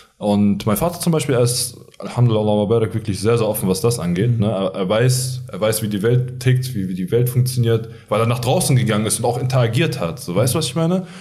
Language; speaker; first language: German; early bilingual, other home language; Arabic